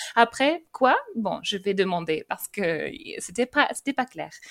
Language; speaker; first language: French; early bilingual, other home language; English